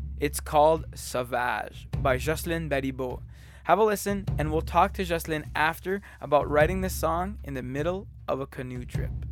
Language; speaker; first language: English; native; English